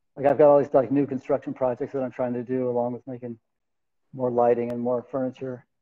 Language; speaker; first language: English; native; English